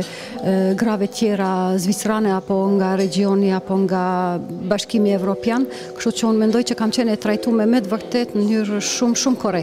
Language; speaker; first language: Albanian; native; Albanian